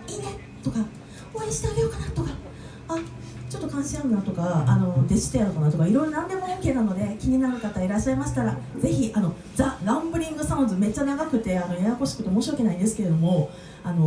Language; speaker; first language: Japanese; native; Japanese